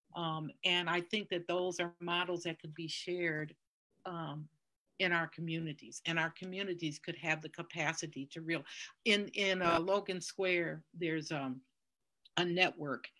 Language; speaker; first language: English; native; English